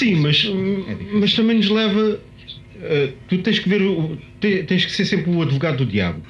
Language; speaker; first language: Portuguese; native; Portuguese